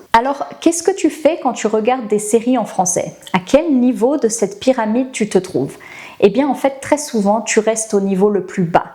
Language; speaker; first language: French; native; French